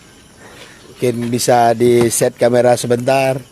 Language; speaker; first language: Indonesian; native; Indonesian